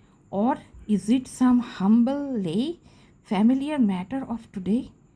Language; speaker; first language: English; non-native, local second language; Bangla